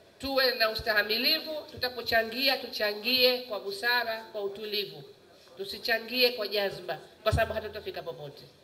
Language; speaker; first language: Swahili; native; Swahili